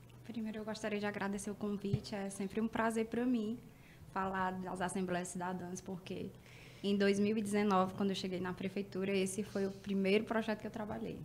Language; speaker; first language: Portuguese; native; Portuguese